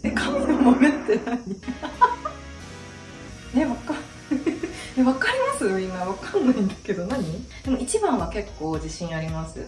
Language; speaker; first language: Japanese; native; Japanese